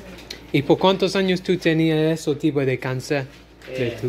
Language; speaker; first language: Spanish; non-native, learner; English